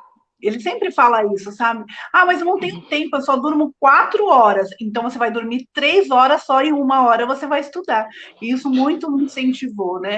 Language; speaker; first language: Portuguese; native; Portuguese